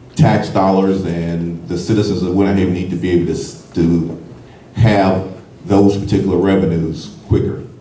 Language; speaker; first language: English; native; English